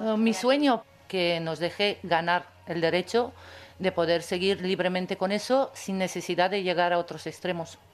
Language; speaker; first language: Spanish; non-native, fluent; Romanian